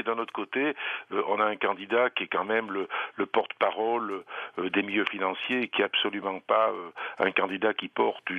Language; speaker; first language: French; native; French